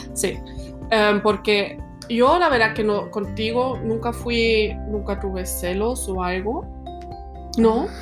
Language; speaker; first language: Spanish; non-native, fluent; German